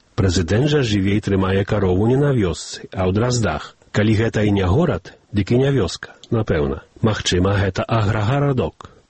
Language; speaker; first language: Belarusian; early bilingual, heritage; Belarusian